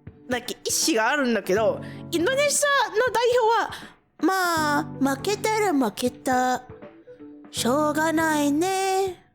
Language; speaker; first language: Japanese; non-native, fluent; Indonesian